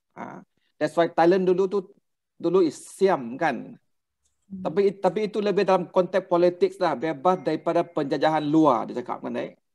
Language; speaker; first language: Malay; non-native, local second language; Thai